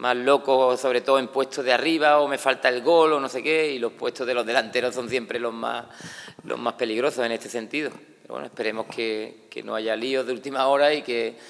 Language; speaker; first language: Spanish; native; Spanish